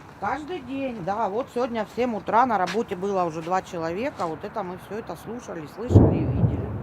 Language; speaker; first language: Russian; native; Russian